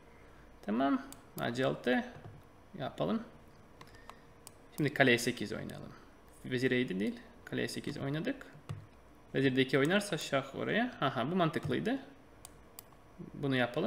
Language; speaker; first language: Turkish; non-native, fluent; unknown